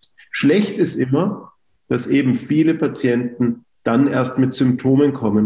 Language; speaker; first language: German; native; German